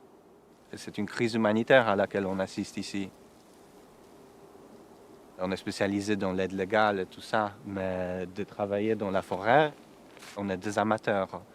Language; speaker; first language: French; non-native, fluent; Polish